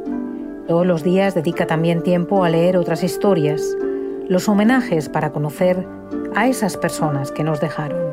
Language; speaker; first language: Spanish; native; Spanish